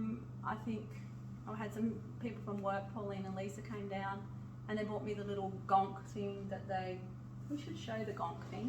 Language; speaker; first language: English; native; English